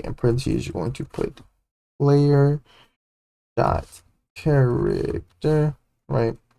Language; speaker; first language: English; native; English